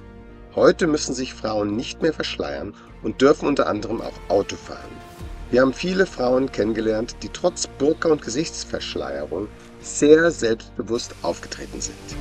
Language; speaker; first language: German; native; German